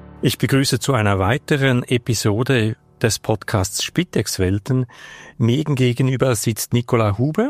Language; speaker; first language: German; native; German